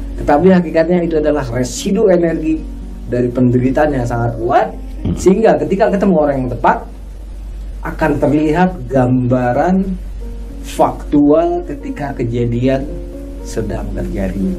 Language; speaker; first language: Indonesian; native; Indonesian